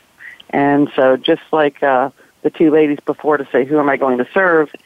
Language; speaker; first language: English; native; English